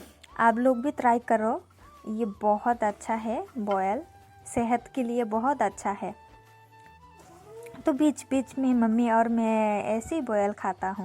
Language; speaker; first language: Hindi; non-native, local second language; Kok Borok